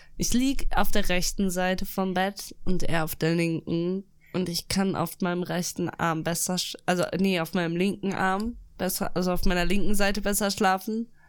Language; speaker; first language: German; early bilingual, other home language; Russian